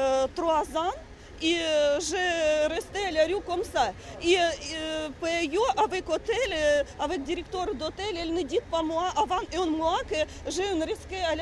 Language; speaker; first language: French; non-native, learner; Russian